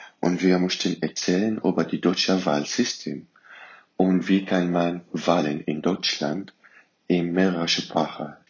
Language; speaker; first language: German; non-native, learner; Arabic